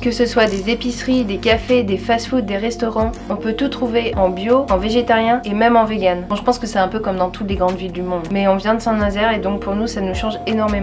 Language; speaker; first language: French; native; French